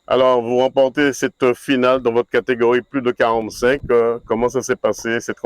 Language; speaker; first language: French; native; French